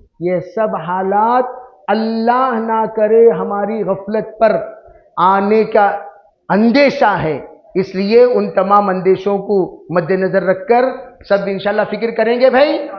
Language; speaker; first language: Urdu; native; Urdu